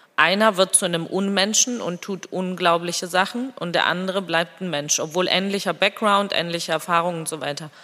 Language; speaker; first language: German; non-native, fluent; Georgian